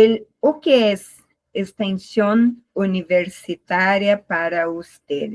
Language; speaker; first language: Spanish; non-native, learner; Portuguese